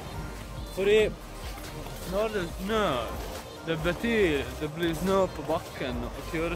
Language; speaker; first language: Norwegian; non-native, learner; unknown